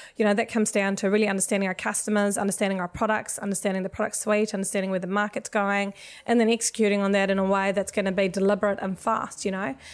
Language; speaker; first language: English; non-native, fluent; Swedish